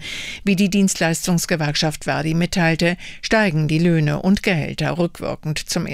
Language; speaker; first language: German; native; German